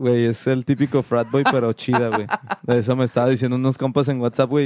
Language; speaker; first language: Spanish; native; Spanish